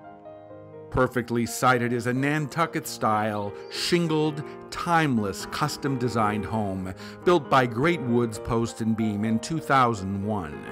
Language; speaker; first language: English; native; English